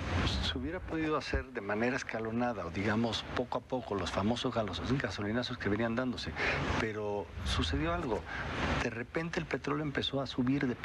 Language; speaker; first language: Spanish; native; Spanish